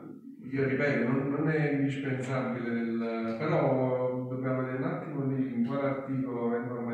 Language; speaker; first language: Italian; native; Italian